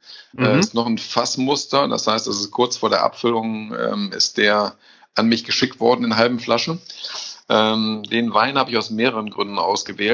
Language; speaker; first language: German; native; German